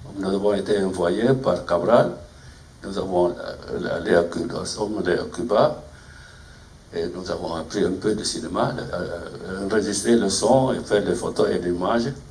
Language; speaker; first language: French; non-native, fluent; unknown